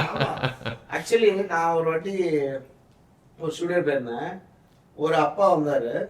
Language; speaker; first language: Tamil; native; Tamil